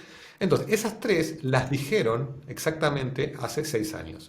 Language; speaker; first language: Spanish; native; Spanish